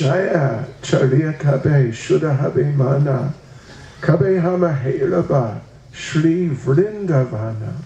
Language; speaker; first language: Russian; non-native, learner; English